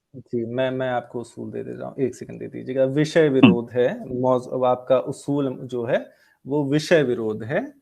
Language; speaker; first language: Hindi; native; Hindi